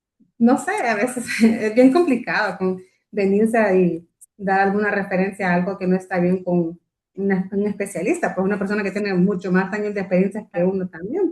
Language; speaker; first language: Spanish; native; Spanish